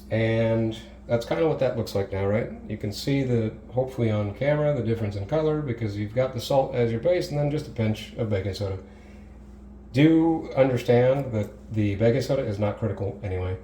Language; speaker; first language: English; native; English